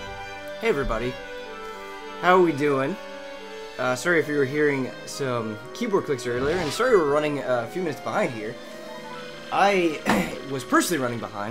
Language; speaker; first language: English; native; English